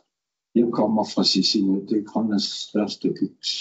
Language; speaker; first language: Danish; non-native, local second language; Kalaallisut